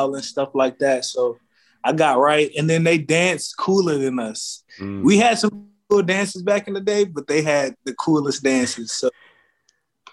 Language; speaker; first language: English; native; English